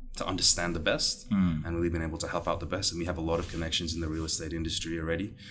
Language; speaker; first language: English; native; English